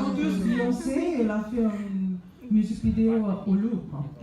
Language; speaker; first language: French; non-native, fluent; Korean